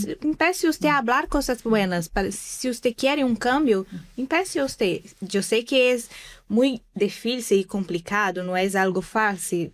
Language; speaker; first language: Spanish; non-native, learner; Portuguese